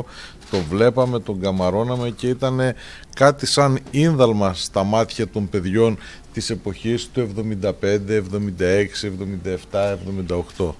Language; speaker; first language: Greek; native; Greek